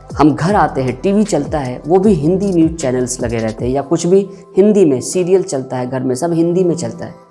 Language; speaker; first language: Hindi; native; Hindi